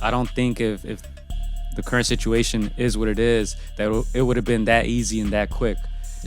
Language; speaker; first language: English; native; English